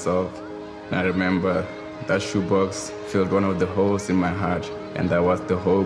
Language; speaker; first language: English; non-native, local second language; Southern Sotho